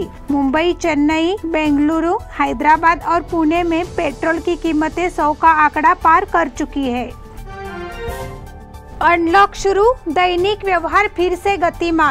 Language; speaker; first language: Hindi; non-native, local second language; Marathi